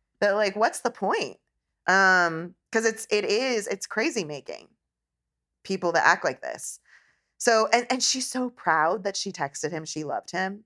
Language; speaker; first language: English; native; English